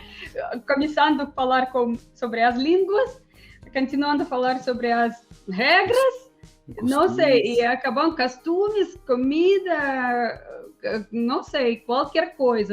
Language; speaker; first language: Portuguese; non-native, fluent; Russian